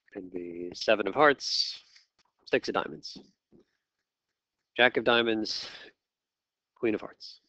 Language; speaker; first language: English; native; English